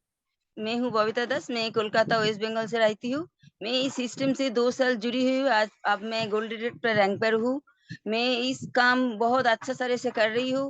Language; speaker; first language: Hindi; non-native, local second language; Bangla